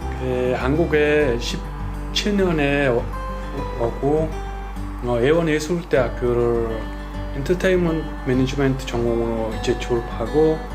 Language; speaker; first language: Korean; non-native, fluent; Mongolian